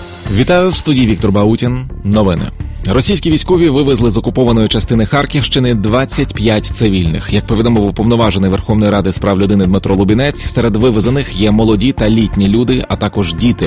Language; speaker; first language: Ukrainian; native; Ukrainian